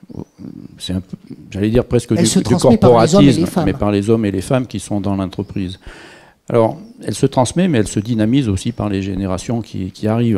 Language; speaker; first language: French; native; French